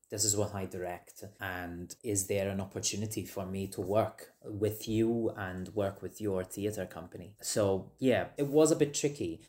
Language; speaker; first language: English; non-native, fluent; Maltese